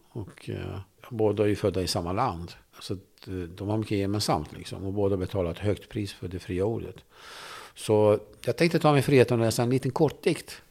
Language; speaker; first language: Swedish; non-native, fluent; Kurdish